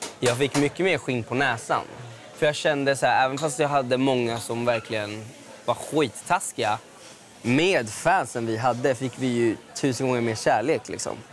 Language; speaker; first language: Swedish; early bilingual, other home language; Spanish